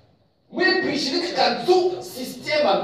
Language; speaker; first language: Russian; non-native, fluent; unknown